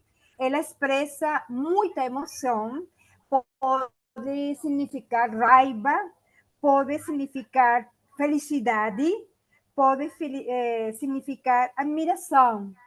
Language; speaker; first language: Portuguese; non-native, fluent; Spanish